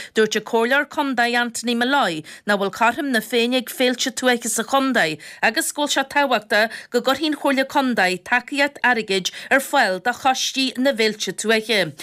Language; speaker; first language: Irish; native; Irish